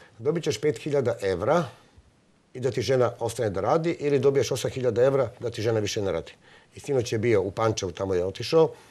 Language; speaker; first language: Serbian; non-native, local second language; Slovak